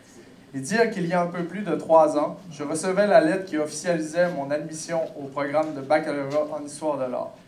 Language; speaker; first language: French; native; French